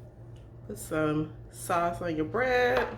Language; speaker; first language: English; native; English